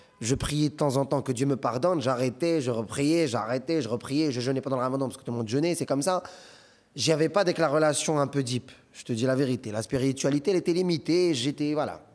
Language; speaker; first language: French; non-native, local second language; Arabic